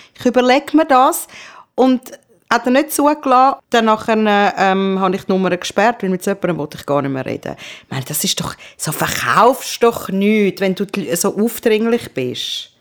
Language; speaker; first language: German; early bilingual, other home language; Persian